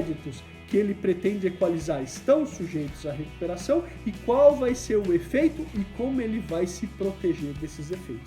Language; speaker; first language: Portuguese; native; Portuguese